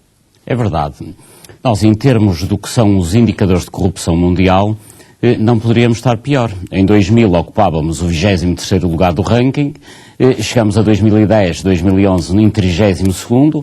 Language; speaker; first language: Portuguese; native; Portuguese